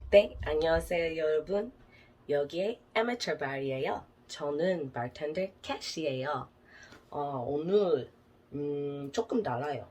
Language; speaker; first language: Korean; non-native, learner; English